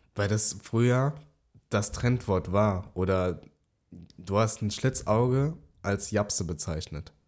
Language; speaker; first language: German; early bilingual, other home language; Vietnamese